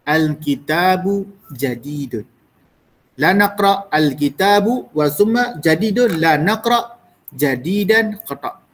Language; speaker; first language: Arabic; non-native, fluent; Malay